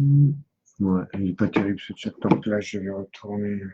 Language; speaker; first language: French; native; French